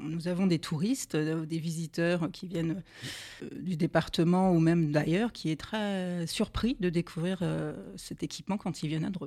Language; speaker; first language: French; native; French